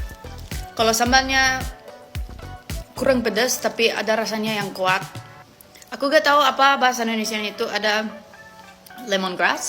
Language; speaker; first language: Indonesian; non-native, learner; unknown